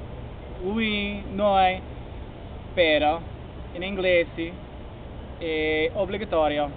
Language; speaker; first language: Italian; non-native, learner; English